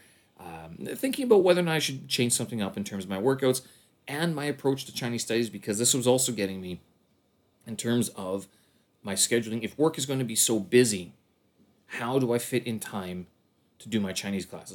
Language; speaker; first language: English; native; English